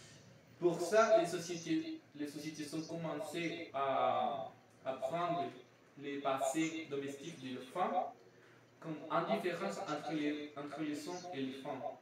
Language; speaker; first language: French; non-native, learner; Spanish